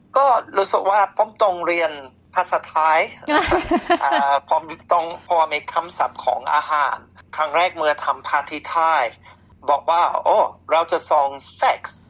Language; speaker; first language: Thai; non-native, fluent; English